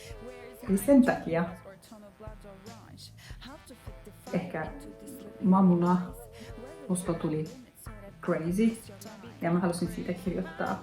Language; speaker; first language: Finnish; non-native, fluent; Turkish